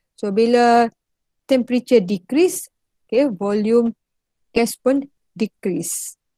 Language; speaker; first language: English; non-native, local second language; Malay